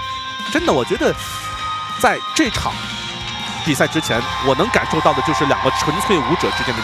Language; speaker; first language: Chinese; native; Chinese